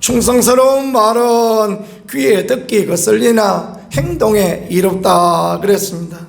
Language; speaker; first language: Korean; native; Korean